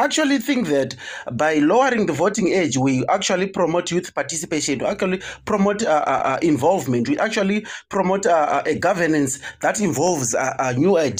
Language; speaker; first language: English; non-native, local second language; Shona